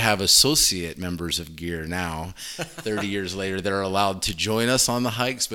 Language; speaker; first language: English; native; English